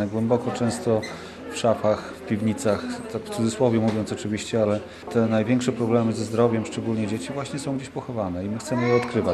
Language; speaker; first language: Polish; native; Polish